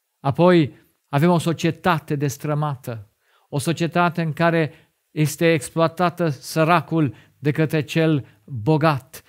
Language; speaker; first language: Romanian; non-native, fluent; German